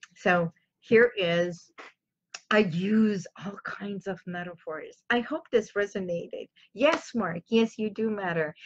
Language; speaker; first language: English; non-native, fluent; Armenian